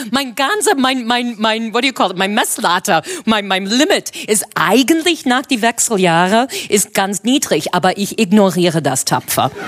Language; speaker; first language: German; non-native, fluent; English